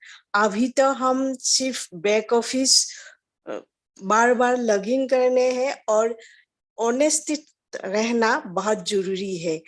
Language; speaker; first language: Hindi; non-native, local second language; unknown